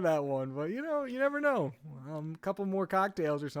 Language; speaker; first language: English; native; English